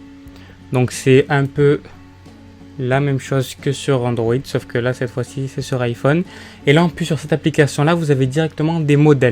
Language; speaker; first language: French; native; French